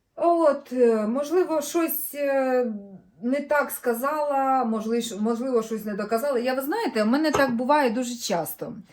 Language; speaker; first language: Ukrainian; non-native, local second language; Russian